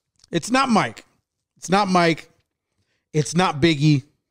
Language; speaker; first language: English; early bilingual, other home language; Spanish